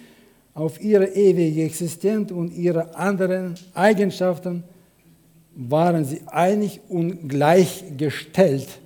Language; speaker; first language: German; non-native, fluent; Russian